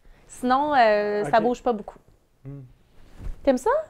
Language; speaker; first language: French; native; French